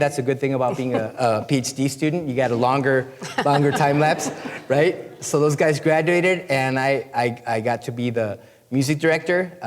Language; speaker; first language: English; non-native, fluent; Spanish